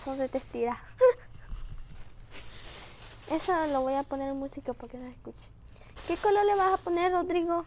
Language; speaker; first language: Spanish; native; Spanish